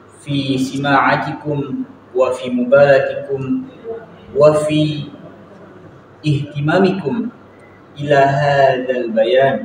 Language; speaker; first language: Arabic; non-native, learner; Indonesian